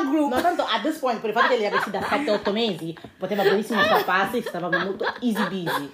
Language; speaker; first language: Italian; early bilingual, other home language; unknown